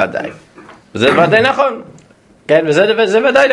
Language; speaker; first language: Hebrew; non-native, fluent; English